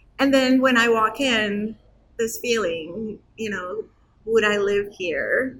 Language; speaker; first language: English; non-native, fluent; Turkish